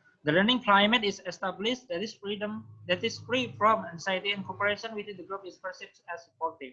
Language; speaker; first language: English; non-native, fluent; Indonesian